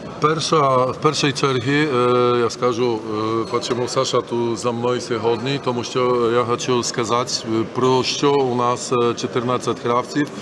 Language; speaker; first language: Ukrainian; non-native, learner; Polish